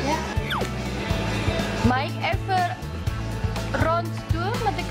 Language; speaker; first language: Dutch; non-native, learner; Indonesian